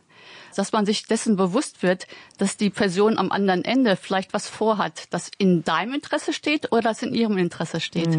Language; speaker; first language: German; native; German